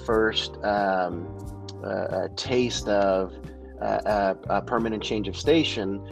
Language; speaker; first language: English; native; English